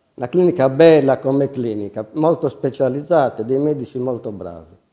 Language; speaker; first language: Italian; native; Italian